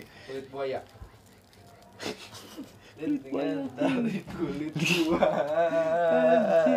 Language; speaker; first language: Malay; non-native, local second language; Sundanese